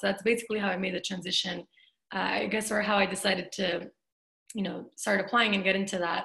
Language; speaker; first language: English; native; English